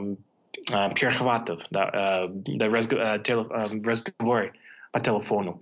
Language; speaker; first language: Russian; non-native, fluent; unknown